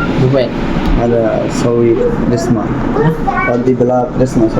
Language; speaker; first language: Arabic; non-native, learner; Bangla